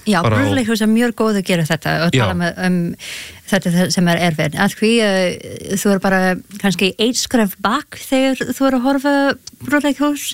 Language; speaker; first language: Icelandic; non-native, learner; English